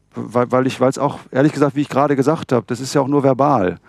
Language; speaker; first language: German; native; German